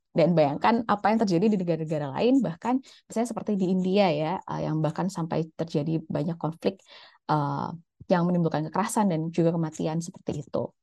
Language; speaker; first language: Indonesian; native; Indonesian